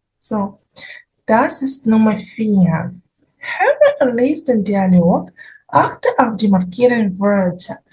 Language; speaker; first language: German; non-native, fluent; Ukrainian